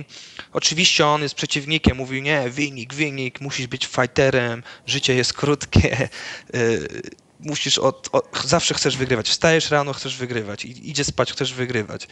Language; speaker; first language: Polish; early bilingual, other home language; Dutch